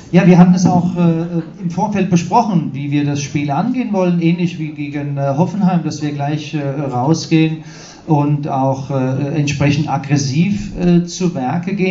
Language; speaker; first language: German; native; German